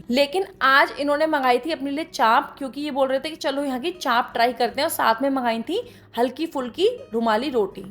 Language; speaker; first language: Hindi; native; Hindi